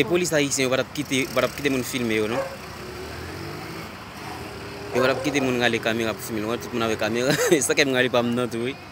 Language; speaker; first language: French; non-native, learner; Haitian Creole